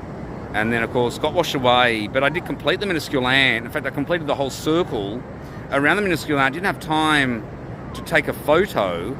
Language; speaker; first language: English; native; English